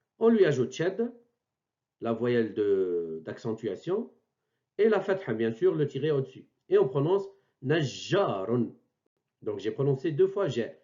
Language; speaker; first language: French; non-native, local second language; Arabic